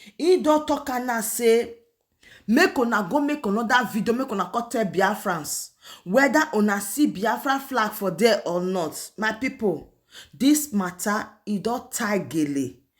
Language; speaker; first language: Nigerian Pidgin; non-native, local second language; Igbo